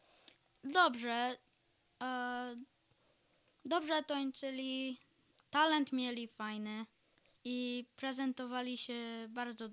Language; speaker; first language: Polish; early bilingual, heritage; Polish